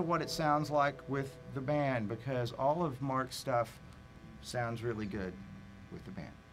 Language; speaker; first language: English; native; English